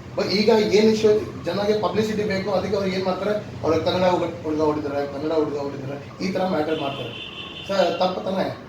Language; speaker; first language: Kannada; non-native, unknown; Hindi